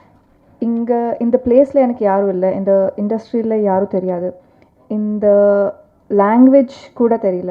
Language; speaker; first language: Tamil; non-native, learner; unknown